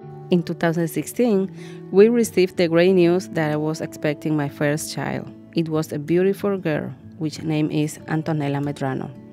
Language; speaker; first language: English; non-native, fluent; Spanish